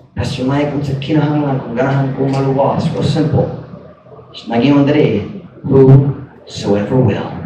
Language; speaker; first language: Cebuano; non-native, fluent; English